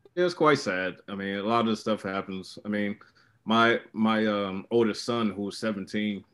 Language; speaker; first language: English; native; English